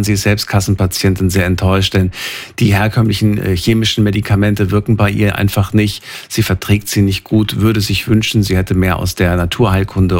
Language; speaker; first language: German; native; German